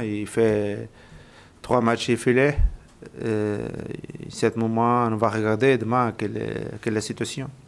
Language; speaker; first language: French; non-native, learner; Portuguese